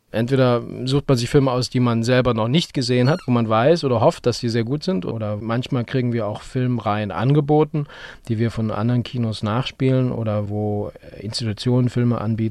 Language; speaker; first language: German; native; German